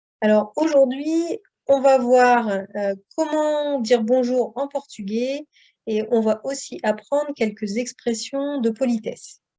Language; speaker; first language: French; native; French